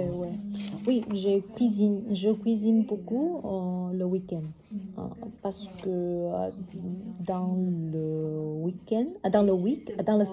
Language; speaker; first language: French; non-native, learner; Vietnamese